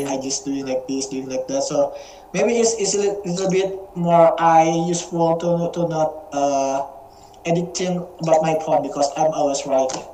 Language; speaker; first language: English; non-native, learner; Indonesian